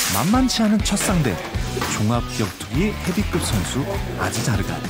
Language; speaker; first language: Korean; native; Korean